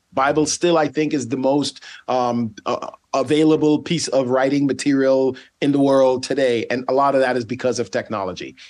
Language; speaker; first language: English; non-native, fluent; Dutch